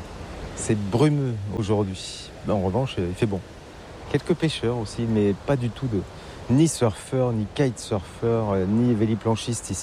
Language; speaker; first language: French; native; French